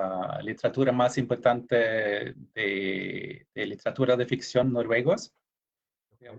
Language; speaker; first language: Spanish; non-native, fluent; Norwegian